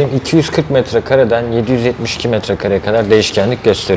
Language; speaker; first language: Turkish; native; Turkish